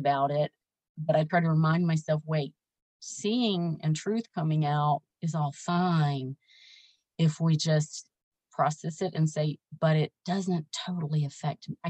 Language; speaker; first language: English; native; English